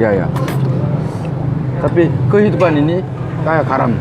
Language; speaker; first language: Indonesian; non-native, fluent; Korean